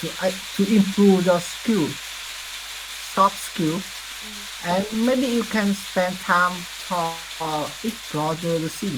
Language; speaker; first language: English; non-native, learner; Vietnamese